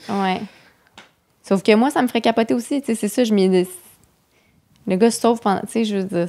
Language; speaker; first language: French; native; French